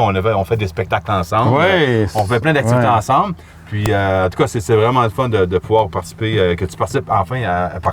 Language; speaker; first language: French; native; French